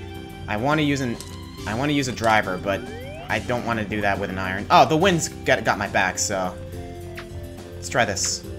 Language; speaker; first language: English; native; English